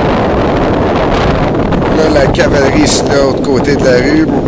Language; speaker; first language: French; native; French